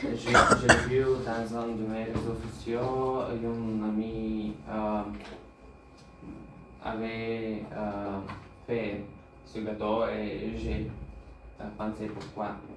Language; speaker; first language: French; non-native, learner; Bulgarian